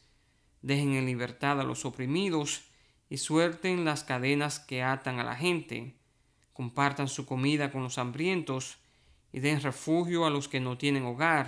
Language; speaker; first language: Spanish; native; Spanish